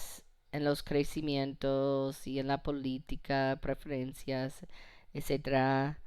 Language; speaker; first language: Spanish; non-native, fluent; English